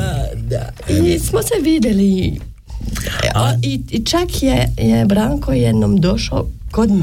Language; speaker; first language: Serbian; non-native, learner; French